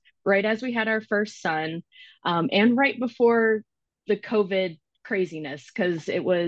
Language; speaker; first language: English; native; English